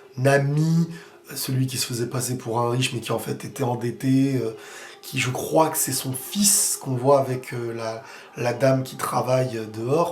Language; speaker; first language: French; native; French